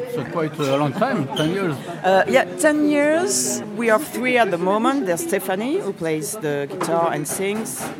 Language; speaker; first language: English; non-native, fluent; French